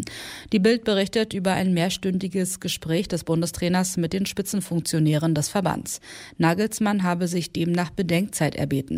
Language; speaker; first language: German; native; German